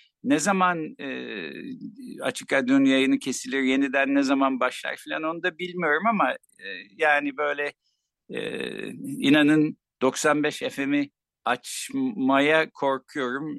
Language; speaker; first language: Turkish; native; Turkish